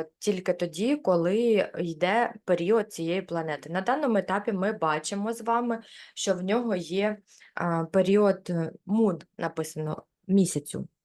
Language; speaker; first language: Ukrainian; non-native, local second language; Russian